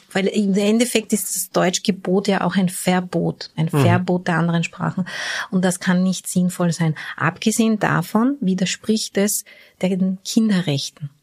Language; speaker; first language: German; early bilingual, other home language; Bulgarian